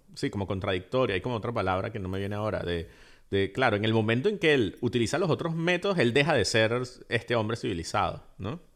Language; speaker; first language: Spanish; native; Spanish